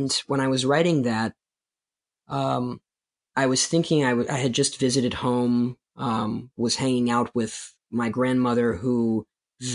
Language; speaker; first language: English; native; English